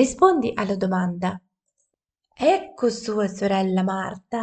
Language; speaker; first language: Italian; non-native, fluent; Ukrainian